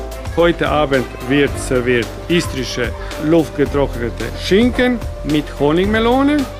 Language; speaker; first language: German; non-native, local second language; Croatian